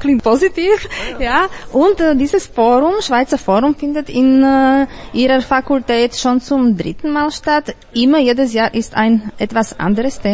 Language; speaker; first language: German; non-native, fluent; Slovak